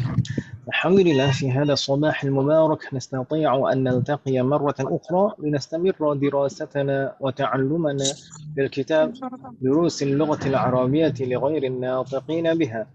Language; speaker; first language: Arabic; non-native, fluent; Indonesian